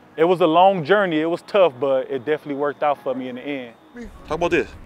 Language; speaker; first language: English; native; English